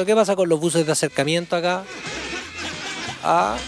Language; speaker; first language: Spanish; native; Spanish